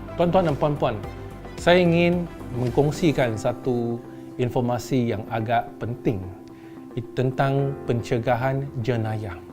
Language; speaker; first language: Malay; non-native, local second language; Chinese